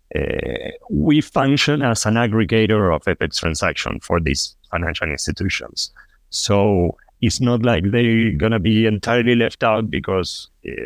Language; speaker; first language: English; non-native, fluent; Spanish